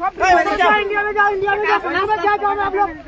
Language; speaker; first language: Hindi; non-native, learner; Bangla